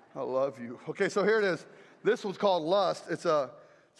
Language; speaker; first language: English; native; English